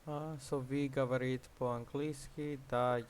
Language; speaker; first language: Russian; non-native, learner; English